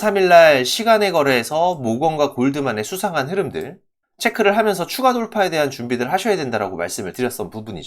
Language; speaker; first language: Korean; native; Korean